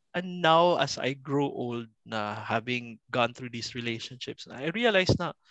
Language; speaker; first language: English; non-native, local second language; Cebuano